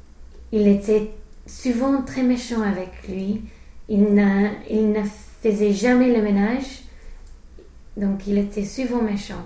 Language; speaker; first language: French; non-native, learner; English